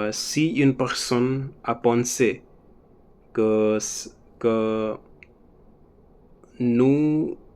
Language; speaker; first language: French; non-native, learner; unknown